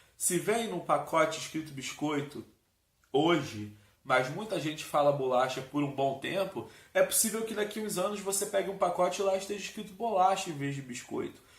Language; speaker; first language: Portuguese; native; Portuguese